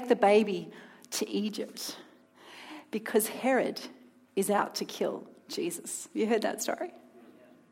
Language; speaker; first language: English; native; English